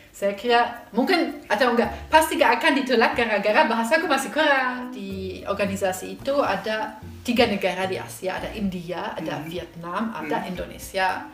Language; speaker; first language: Indonesian; non-native, fluent; German